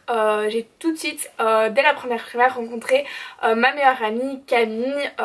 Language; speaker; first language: French; native; French